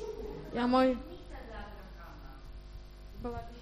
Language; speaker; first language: Polish; non-native, fluent; Ukrainian